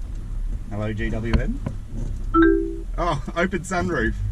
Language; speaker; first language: English; native; English